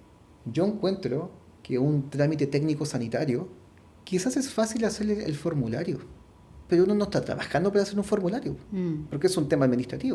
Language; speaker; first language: Spanish; native; Spanish